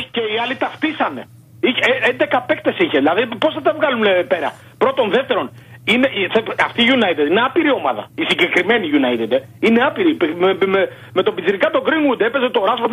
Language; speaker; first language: Greek; native; Greek